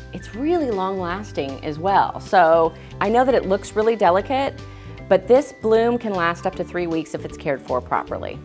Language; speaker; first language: English; native; English